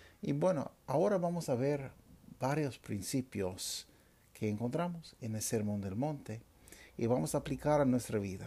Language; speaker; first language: Spanish; non-native, fluent; English